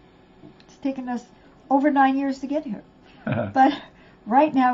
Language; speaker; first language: English; native; English